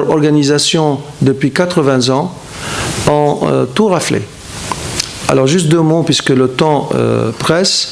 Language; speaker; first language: French; non-native, fluent; Arabic